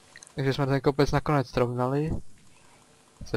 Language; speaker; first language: Czech; native; Czech